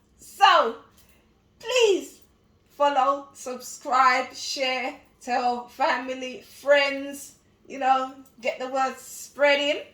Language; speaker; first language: English; native; English